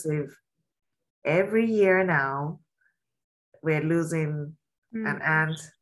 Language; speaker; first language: English; non-native, local second language; Yoruba